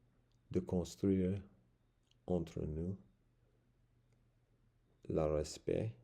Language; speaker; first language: French; non-native, learner; English